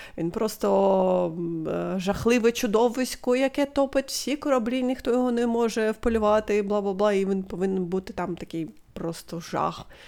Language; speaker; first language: Ukrainian; non-native, local second language; Russian